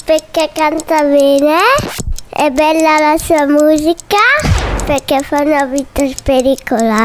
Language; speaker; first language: Italian; native; Italian